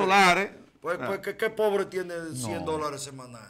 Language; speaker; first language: Spanish; native; Spanish